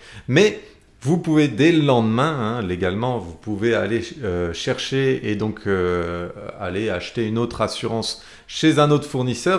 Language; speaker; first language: French; native; French